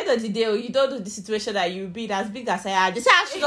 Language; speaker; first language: English; non-native, local second language; Yoruba